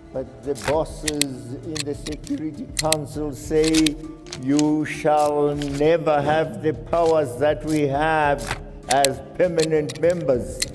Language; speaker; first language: English; non-native, local second language; Shona